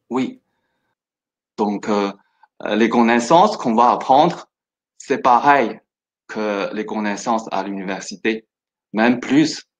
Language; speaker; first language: French; non-native, fluent; Chinese